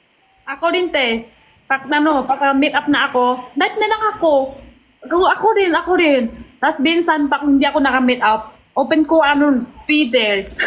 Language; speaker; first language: Filipino; non-native, local second language; Cebuano